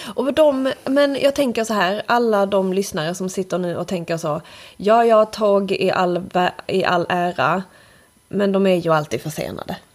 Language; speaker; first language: Swedish; native; Swedish